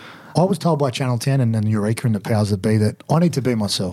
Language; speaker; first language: English; native; English